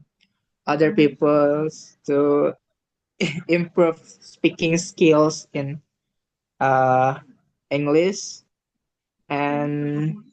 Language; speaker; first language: English; non-native, learner; Indonesian